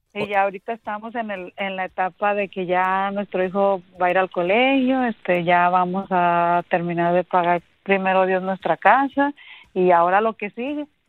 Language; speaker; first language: Spanish; native; Spanish